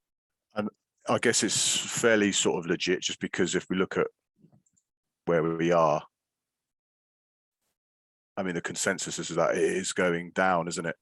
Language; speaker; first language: English; native; English